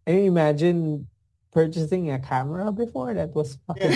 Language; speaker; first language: English; non-native, local second language; Filipino